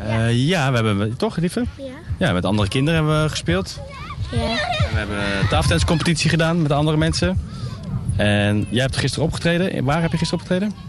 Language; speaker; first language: Dutch; native; Dutch